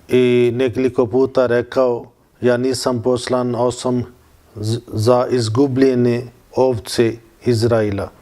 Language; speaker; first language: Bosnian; non-native, fluent; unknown